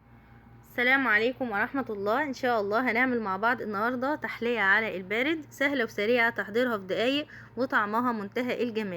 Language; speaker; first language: Arabic; native; Arabic